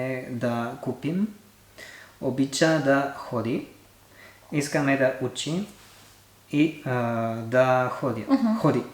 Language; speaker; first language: Bulgarian; non-native, learner; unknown